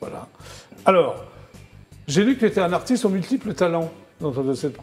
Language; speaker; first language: French; native; French